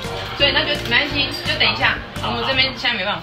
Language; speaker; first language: Chinese; native; Chinese